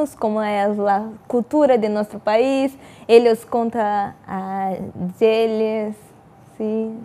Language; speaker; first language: Spanish; non-native, learner; Portuguese